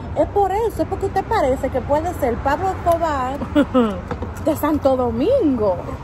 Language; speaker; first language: Spanish; early bilingual, other home language; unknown